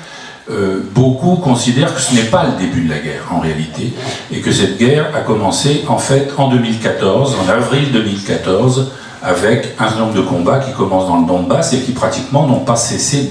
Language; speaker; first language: French; native; French